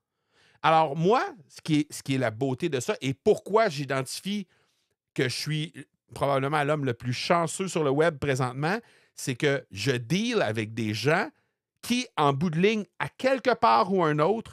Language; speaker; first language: French; native; French